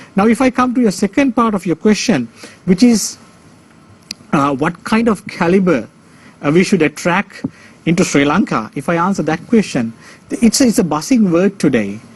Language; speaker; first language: English; non-native, local second language; Sinhala